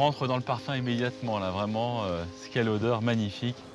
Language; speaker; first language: French; native; French